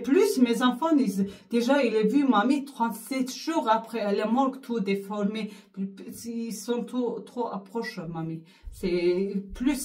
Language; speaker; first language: French; non-native, learner; Arabic